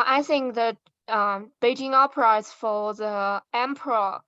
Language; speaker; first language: English; non-native, learner; Chinese